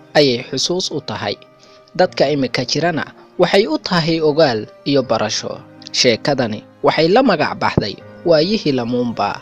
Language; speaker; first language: Somali; non-native, local second language; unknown